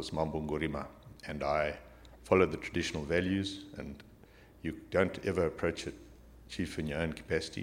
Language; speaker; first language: English; native; English